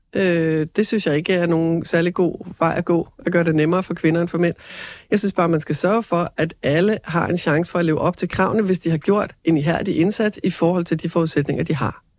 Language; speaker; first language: Danish; native; Danish